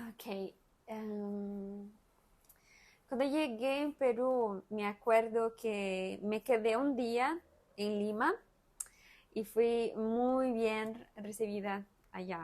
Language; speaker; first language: Spanish; non-native, fluent; Portuguese